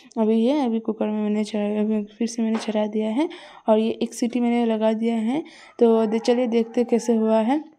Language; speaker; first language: Hindi; non-native, local second language; Bangla